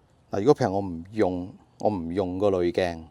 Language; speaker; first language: Cantonese; native; Cantonese